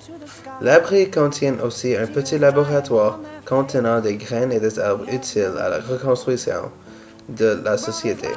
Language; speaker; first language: French; non-native, learner; English